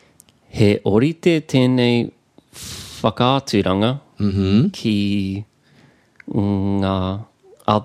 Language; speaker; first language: Māori; non-native, local second language; English